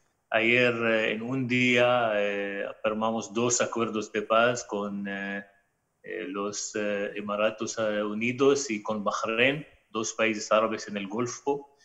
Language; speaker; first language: Spanish; non-native, fluent; Arabic